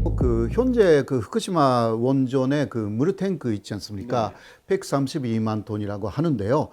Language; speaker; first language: Korean; non-native, fluent; Japanese